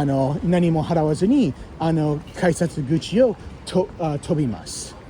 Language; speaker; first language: Japanese; non-native, learner; English